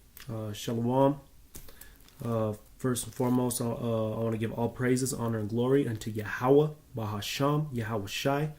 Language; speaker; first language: English; native; English